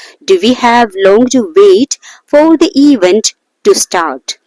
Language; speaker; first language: English; non-native, local second language; Malayalam